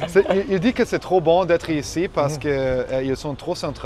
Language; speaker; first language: French; non-native, fluent; Portuguese